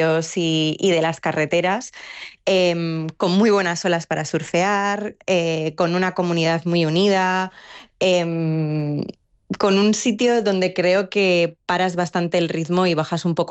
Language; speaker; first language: Spanish; native; Spanish